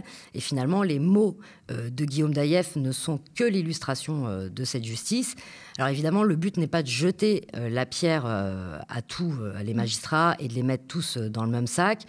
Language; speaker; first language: French; native; French